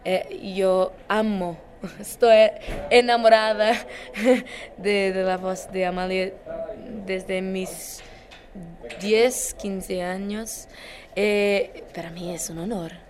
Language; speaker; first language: Spanish; non-native, learner; Portuguese